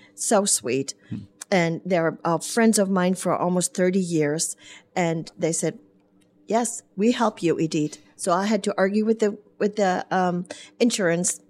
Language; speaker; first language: English; non-native, fluent; German